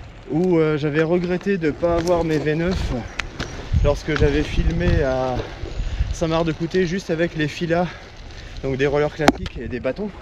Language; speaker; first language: French; native; French